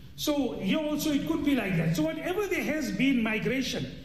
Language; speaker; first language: English; early bilingual, other home language; Urdu